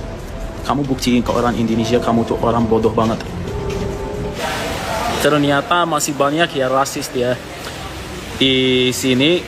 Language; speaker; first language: Indonesian; non-native, fluent; Arabic